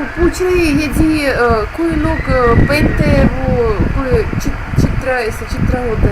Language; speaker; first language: Hindi; non-native, fluent; Russian